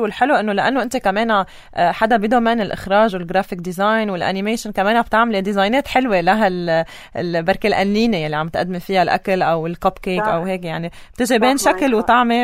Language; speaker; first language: Arabic; native; Arabic